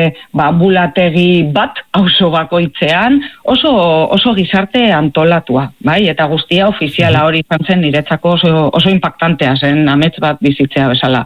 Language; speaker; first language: Basque; native; Basque